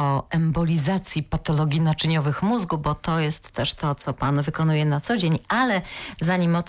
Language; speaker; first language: Polish; native; Polish